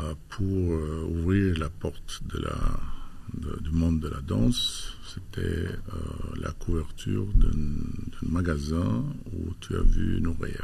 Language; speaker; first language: French; non-native, fluent; Albanian